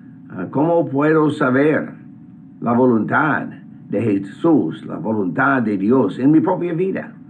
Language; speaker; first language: Spanish; non-native, fluent; English